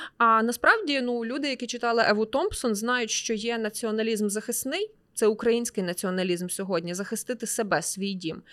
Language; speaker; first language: Ukrainian; native; Ukrainian